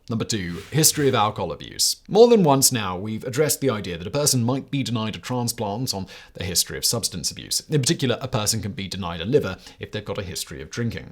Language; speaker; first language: English; native; English